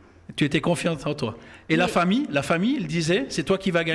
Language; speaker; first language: French; native; French